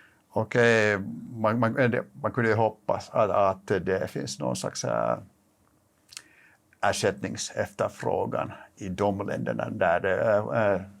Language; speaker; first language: Swedish; non-native, local second language; Finnish